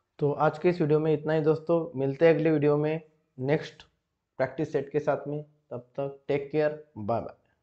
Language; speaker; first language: Hindi; non-native, local second language; Marathi